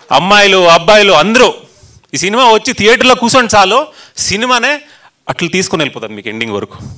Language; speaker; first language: Telugu; native; Telugu